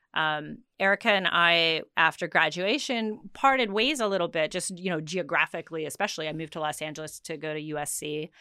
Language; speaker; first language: English; native; English